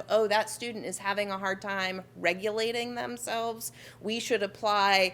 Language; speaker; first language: English; native; English